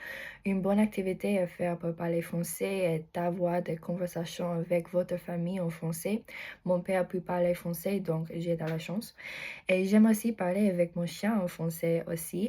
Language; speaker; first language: French; non-native, learner; English